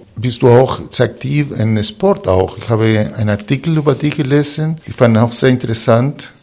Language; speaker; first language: German; non-native, fluent; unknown